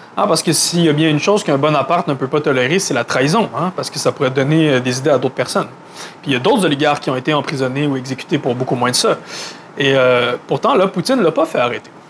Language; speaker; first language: French; native; French